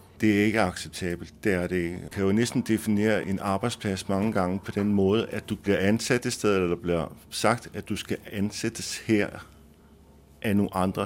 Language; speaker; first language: Danish; native; Danish